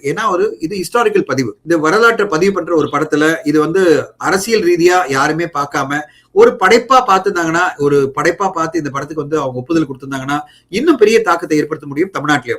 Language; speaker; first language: Tamil; non-native, local second language; Telugu